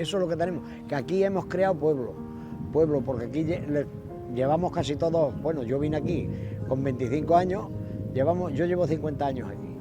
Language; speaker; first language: Spanish; native; Spanish